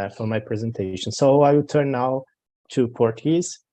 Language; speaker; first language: English; non-native, learner; Portuguese